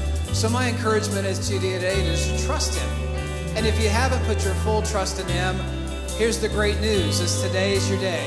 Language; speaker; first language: English; native; English